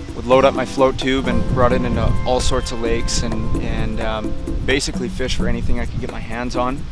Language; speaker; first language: English; native; English